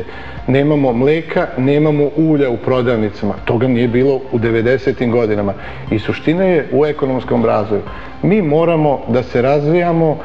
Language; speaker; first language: Serbian; native; Serbian